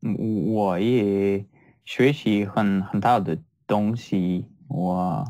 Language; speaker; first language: Chinese; non-native, learner; French